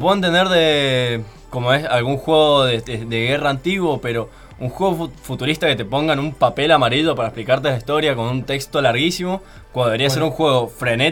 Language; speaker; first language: Spanish; native; Spanish